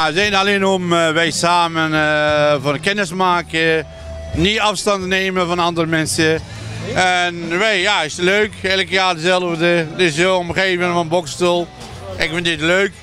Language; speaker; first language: Dutch; non-native, learner; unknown